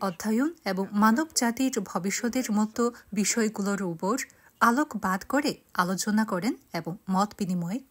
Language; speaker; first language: Bangla; non-native, fluent; Chinese